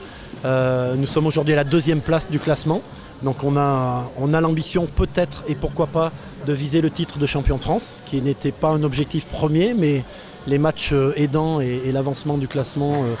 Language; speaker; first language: French; native; French